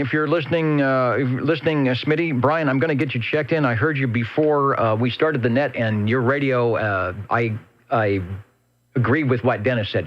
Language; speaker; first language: English; native; English